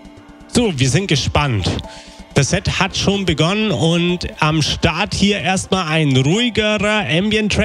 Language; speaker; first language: German; native; German